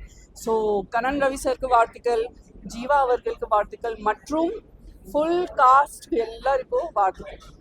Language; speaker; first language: Tamil; non-native, fluent; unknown